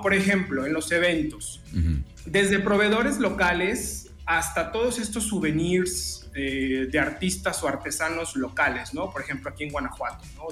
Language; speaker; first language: Spanish; native; Spanish